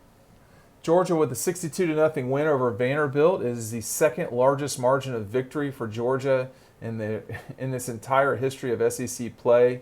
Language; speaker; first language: English; native; English